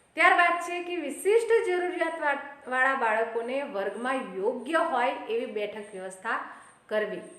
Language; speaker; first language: Gujarati; non-native, local second language; Hindi